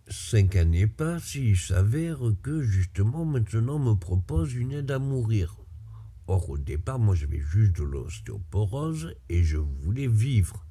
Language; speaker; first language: French; native; French